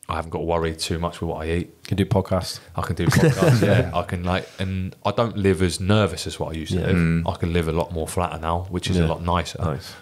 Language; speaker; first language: English; native; English